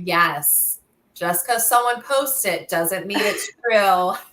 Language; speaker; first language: English; native; English